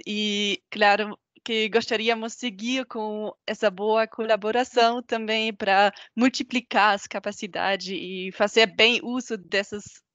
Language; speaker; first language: Portuguese; non-native, fluent; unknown